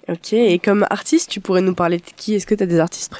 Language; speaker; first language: French; native; French